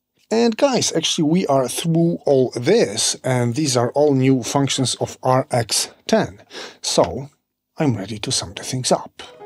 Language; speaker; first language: English; non-native, fluent; Polish